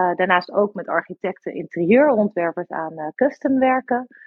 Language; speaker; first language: Dutch; native; Dutch